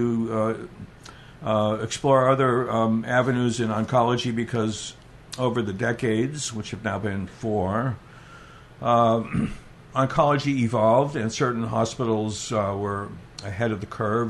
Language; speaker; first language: English; native; English